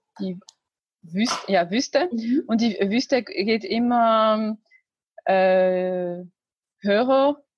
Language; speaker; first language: German; non-native, learner; Arabic